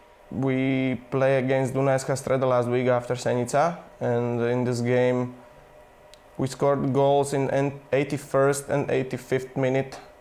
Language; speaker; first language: English; non-native, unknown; Slovak